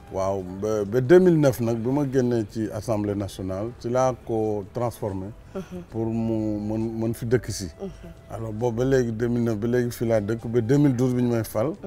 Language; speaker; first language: Wolof; non-native, local second language; Fula